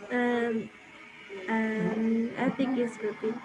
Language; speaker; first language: English; non-native, learner; Spanish